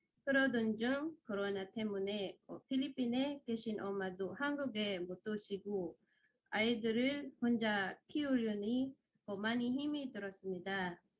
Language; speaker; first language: Korean; non-native, fluent; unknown